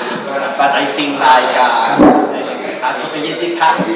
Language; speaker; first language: English; non-native, learner; Spanish